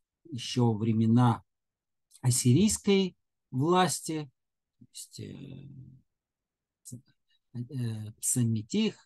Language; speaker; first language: Russian; native; Russian